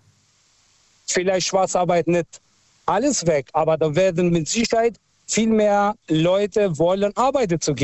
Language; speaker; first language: German; non-native, local second language; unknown